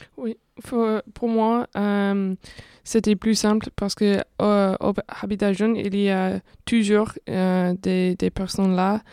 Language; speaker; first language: French; non-native, fluent; English